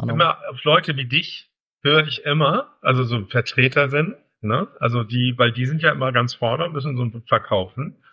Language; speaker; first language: German; native; German